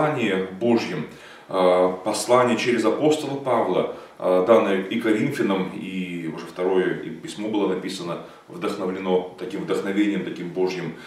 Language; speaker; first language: Russian; native; Russian